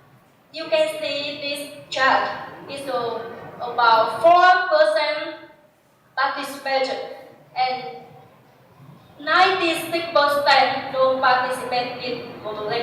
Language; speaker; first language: English; non-native, learner; Vietnamese